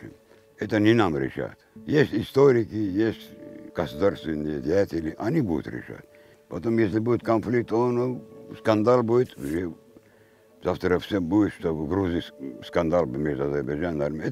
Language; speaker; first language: Russian; non-native, local second language; Azerbaijani